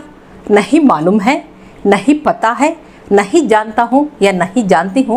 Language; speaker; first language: Hindi; non-native, local second language; Kannada